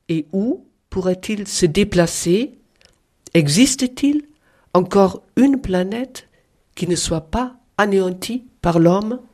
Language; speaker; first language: French; non-native, fluent; German